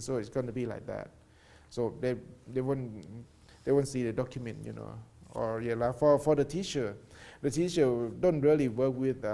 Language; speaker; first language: English; non-native, learner; Thai